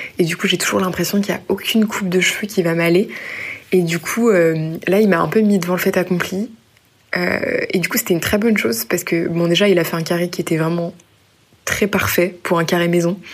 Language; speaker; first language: French; native; French